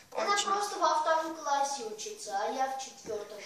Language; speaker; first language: Russian; non-native, learner; Armenian